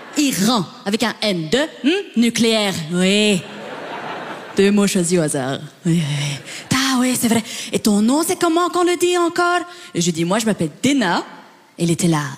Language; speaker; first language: French; early bilingual, other home language; Persian